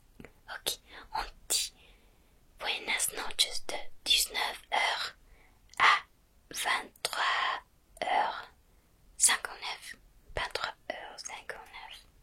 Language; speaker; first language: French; non-native, fluent; Spanish